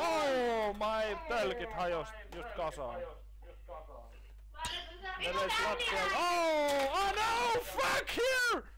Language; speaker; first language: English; non-native, learner; Finnish